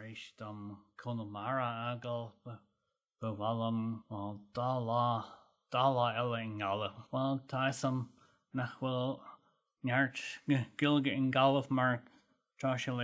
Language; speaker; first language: Irish; non-native, learner; German